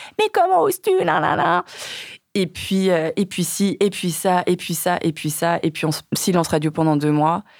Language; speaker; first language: French; early bilingual, other home language; Vietnamese